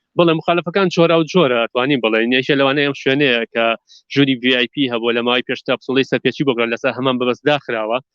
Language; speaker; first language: Central Kurdish; native; Central Kurdish